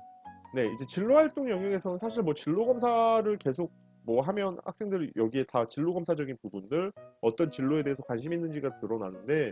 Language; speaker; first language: Korean; native; Korean